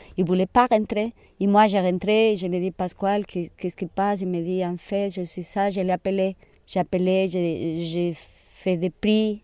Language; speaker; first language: French; non-native, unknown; Spanish